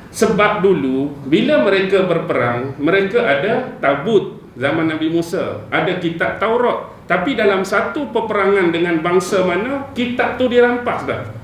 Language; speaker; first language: Malay; native; Malay